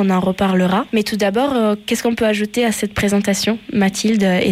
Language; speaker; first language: French; native; French